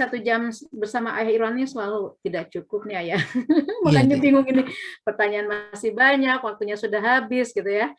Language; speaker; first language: Indonesian; native; Indonesian